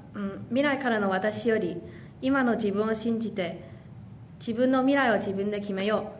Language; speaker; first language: Japanese; non-native, learner; English